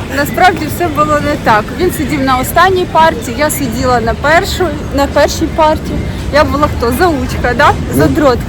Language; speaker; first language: Ukrainian; non-native, local second language; Russian